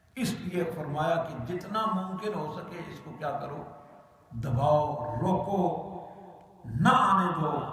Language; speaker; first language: Urdu; non-native, local second language; Punjabi